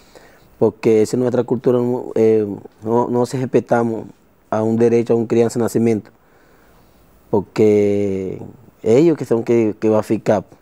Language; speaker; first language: Portuguese; non-native, learner; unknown